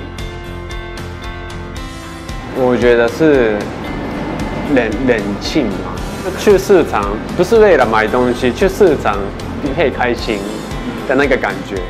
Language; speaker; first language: Chinese; non-native, fluent; Japanese